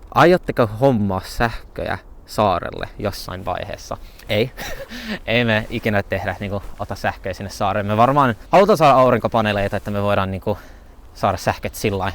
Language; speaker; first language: Finnish; early bilingual, heritage; Finnish